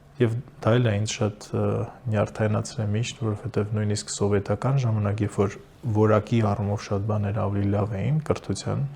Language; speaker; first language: Armenian; native; Armenian